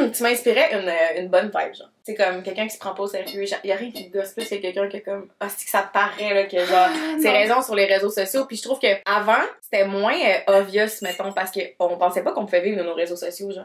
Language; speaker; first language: French; native; French